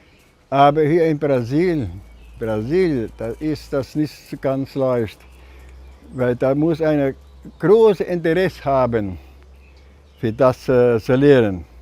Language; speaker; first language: German; early bilingual, heritage; German